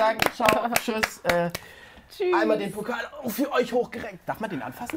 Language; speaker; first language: German; native; German